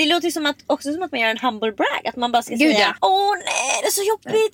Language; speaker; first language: Swedish; native; Swedish